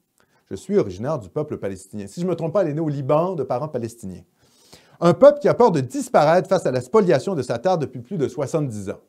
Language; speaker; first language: French; native; French